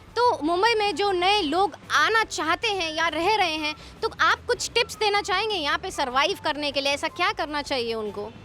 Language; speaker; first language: Hindi; native; Hindi